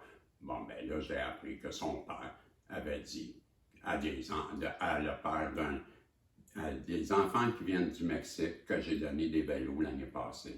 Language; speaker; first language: French; native; French